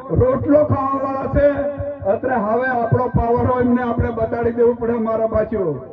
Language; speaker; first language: Gujarati; non-native, local second language; Rathawi